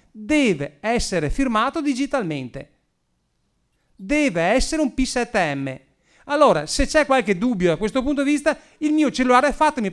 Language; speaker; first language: Italian; native; Italian